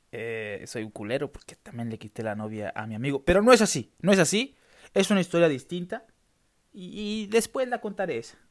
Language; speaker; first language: Spanish; native; Spanish